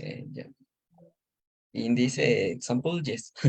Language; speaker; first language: English; non-native, learner; Spanish